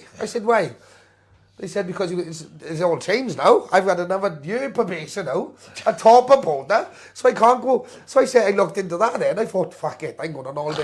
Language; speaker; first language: English; native; English